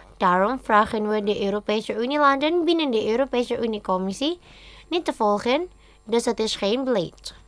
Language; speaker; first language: Dutch; non-native, fluent; Indonesian